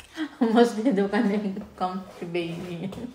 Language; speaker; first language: Danish; non-native, learner; Filipino